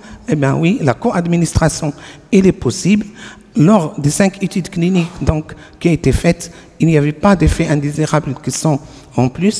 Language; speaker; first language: French; non-native, local second language; Arabic